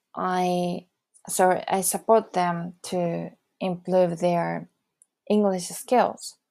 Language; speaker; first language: English; non-native, fluent; Japanese